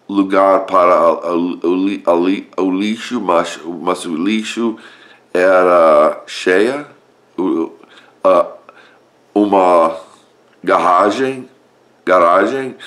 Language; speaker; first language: Portuguese; non-native, learner; English